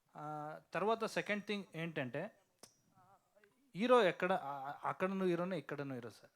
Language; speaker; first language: Telugu; non-native, learner; Kannada